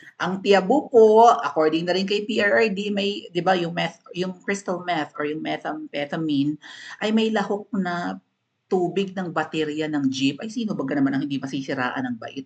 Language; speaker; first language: Filipino; non-native, local second language; Cebuano